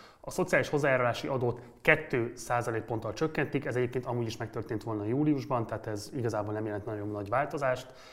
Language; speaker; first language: Hungarian; native; Hungarian